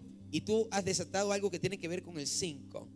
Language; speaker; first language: Spanish; native; Spanish